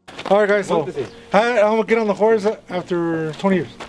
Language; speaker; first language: English; early bilingual, other home language; Spanish